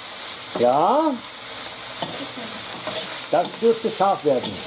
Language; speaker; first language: German; native; German